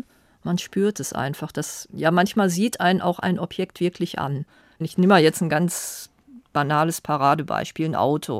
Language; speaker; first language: German; native; German